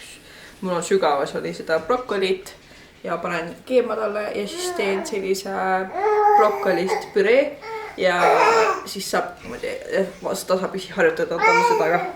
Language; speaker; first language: Estonian; native; Estonian